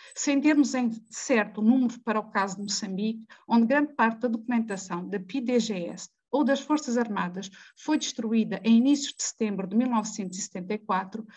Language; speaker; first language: Portuguese; native; Portuguese